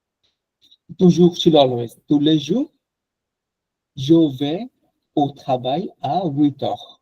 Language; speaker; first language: French; non-native, fluent; Bangla